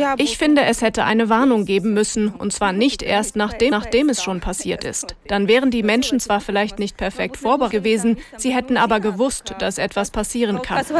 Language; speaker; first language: German; native; German